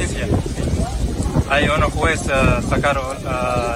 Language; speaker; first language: Spanish; non-native, learner; Arabic